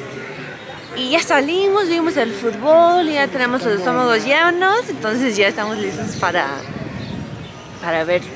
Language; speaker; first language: Spanish; non-native, fluent; English